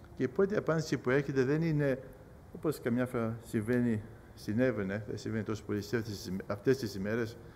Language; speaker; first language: Greek; early bilingual, heritage; Greek